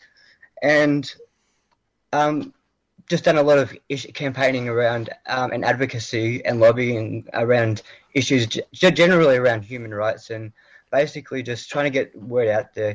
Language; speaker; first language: English; native; English